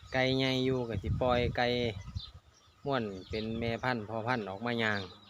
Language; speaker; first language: Thai; native; Thai